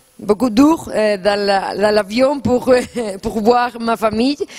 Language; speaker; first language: French; non-native, learner; Spanish